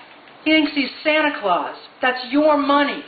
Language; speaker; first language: English; native; English